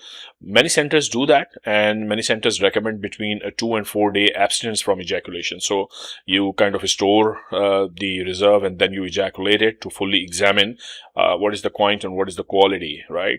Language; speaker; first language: English; non-native, local second language; Urdu